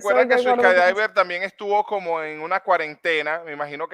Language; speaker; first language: Spanish; native; Spanish